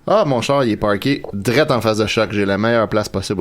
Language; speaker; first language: French; native; French